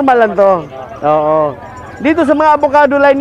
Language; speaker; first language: Filipino; native; Filipino